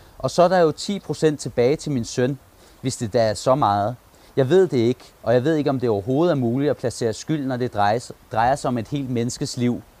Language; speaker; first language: Danish; early bilingual, other home language; Turkish